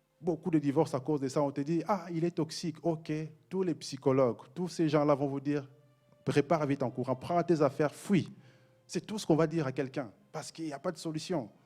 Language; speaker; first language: French; non-native, local second language; Mossi